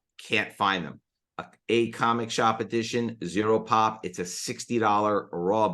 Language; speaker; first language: English; native; English